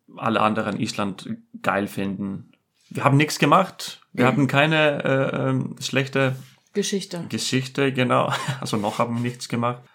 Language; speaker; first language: German; non-native, fluent; Icelandic